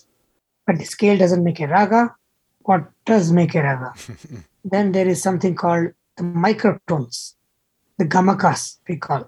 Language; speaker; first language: English; non-native, local second language; Kannada